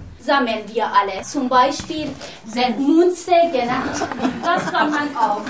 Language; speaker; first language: German; non-native, learner; Persian